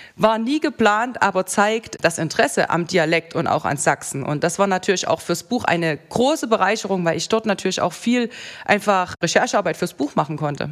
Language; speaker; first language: German; native; German